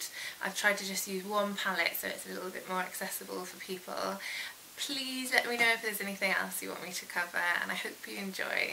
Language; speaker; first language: English; native; English